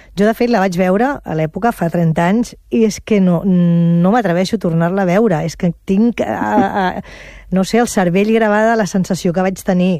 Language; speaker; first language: Catalan; native; Catalan